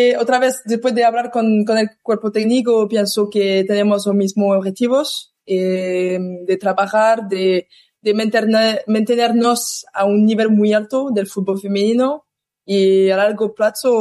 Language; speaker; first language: Spanish; non-native, learner; French